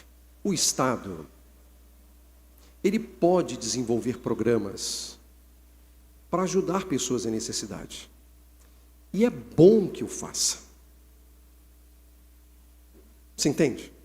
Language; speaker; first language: Portuguese; native; Portuguese